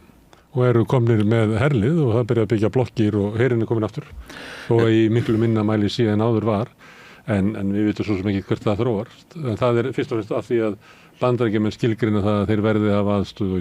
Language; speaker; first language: Icelandic; native; Icelandic